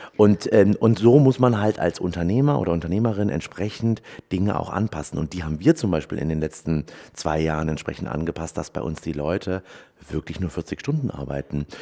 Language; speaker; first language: German; native; German